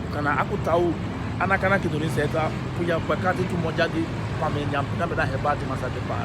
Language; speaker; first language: Indonesian; non-native, fluent; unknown